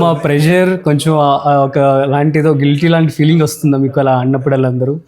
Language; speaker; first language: Telugu; native; Telugu